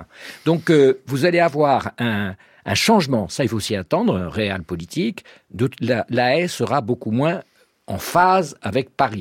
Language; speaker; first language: French; native; French